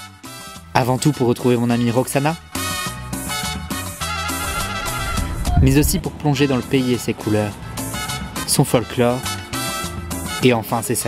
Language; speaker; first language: French; native; French